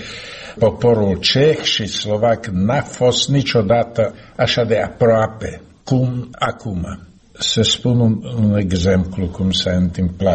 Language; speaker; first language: Romanian; non-native, fluent; Slovak